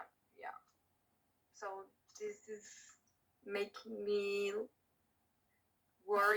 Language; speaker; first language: English; non-native, learner; Portuguese